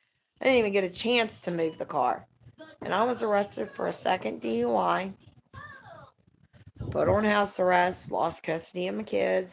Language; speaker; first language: English; native; English